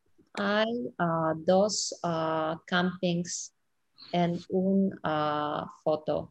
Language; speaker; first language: Spanish; non-native, learner; English